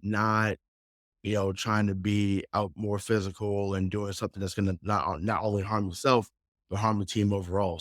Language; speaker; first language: English; native; English